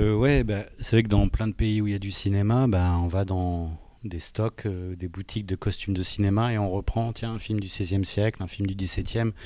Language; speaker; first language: French; native; French